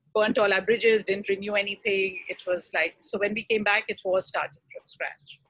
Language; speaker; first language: English; non-native, local second language; Urdu